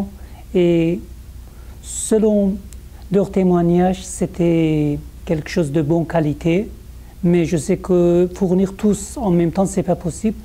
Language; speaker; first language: French; non-native, fluent; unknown